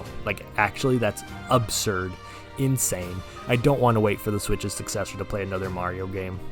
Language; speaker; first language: English; native; English